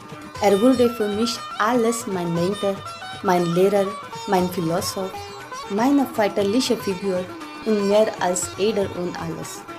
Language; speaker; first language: German; non-native, fluent; Marathi